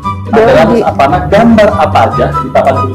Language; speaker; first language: Indonesian; native; Indonesian